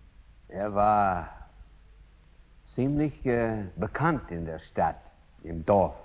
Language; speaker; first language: German; non-native, fluent; English